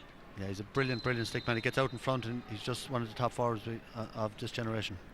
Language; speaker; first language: English; native; English